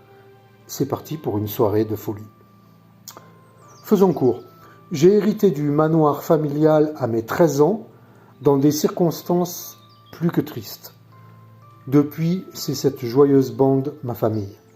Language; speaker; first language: French; native; French